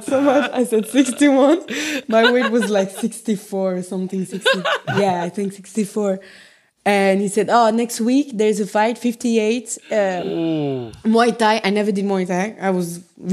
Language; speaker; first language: English; non-native, fluent; French